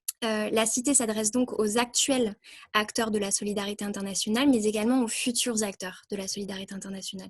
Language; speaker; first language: French; native; French